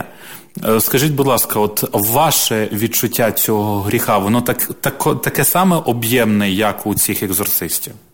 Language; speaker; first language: Ukrainian; native; Ukrainian